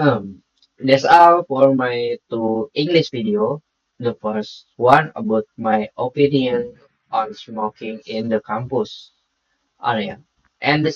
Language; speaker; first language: English; non-native, learner; Indonesian